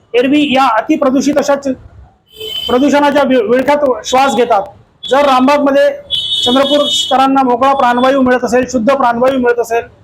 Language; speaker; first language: Marathi; native; Marathi